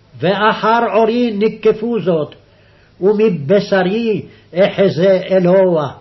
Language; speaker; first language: Hebrew; native; Hebrew